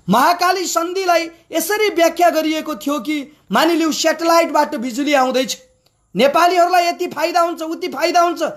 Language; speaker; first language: Nepali; native; Nepali